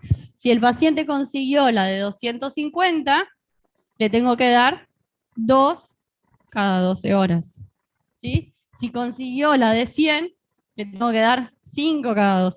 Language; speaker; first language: Spanish; native; Spanish